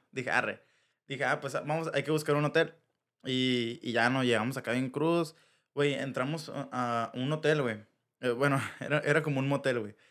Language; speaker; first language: Spanish; native; Spanish